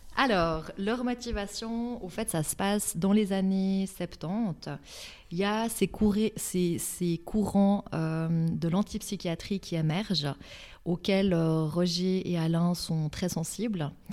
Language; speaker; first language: French; native; French